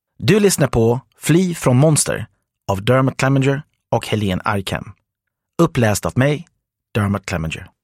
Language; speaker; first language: Swedish; non-native, fluent; English